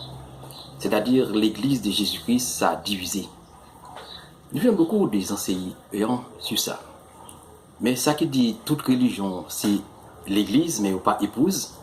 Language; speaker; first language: French; non-native, local second language; Haitian Creole